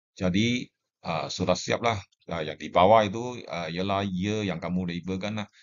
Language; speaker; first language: Malay; non-native, local second language; Chinese